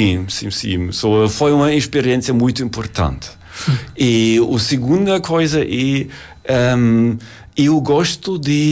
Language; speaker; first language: Portuguese; non-native, learner; German